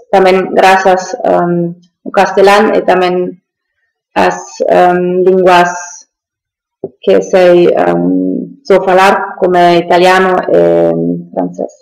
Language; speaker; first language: Galician; non-native, learner; German